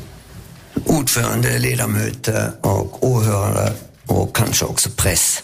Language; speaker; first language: Swedish; non-native, fluent; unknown